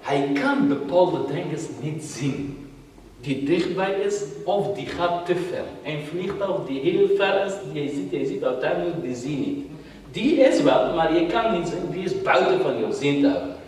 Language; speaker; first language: Dutch; non-native, fluent; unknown